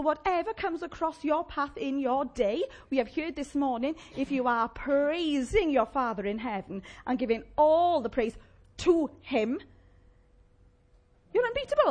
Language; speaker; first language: English; native; English